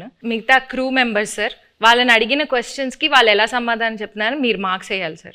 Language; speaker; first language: Telugu; native; Telugu